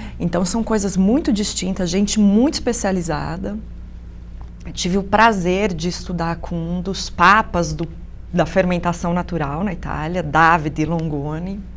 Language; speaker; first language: Portuguese; native; Portuguese